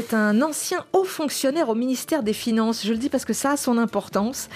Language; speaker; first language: French; native; French